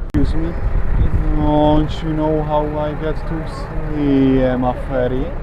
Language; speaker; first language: English; non-native, learner; Czech